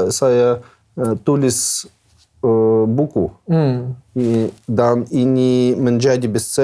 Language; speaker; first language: Indonesian; non-native, learner; Russian